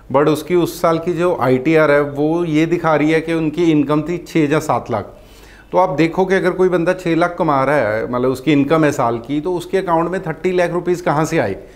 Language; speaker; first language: Hindi; non-native, local second language; Punjabi